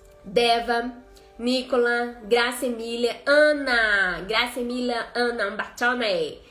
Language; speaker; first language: Italian; non-native, fluent; Portuguese